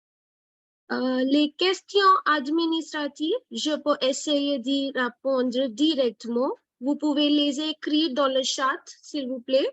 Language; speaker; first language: French; non-native, fluent; Hindi